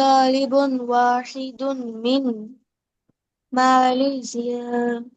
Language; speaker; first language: Arabic; non-native, learner; Bangla